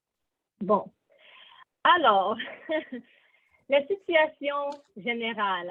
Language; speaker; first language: French; non-native, learner; English